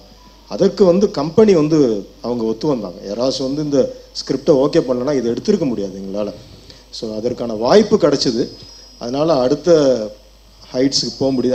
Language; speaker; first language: Tamil; native; Tamil